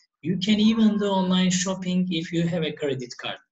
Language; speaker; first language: English; non-native, fluent; Turkish